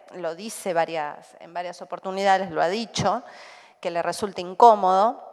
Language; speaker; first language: Spanish; native; Spanish